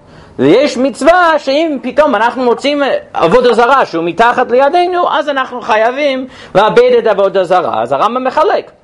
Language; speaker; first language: Hebrew; non-native, fluent; English